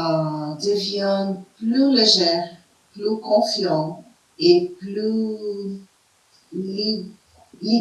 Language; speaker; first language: French; non-native, fluent; Portuguese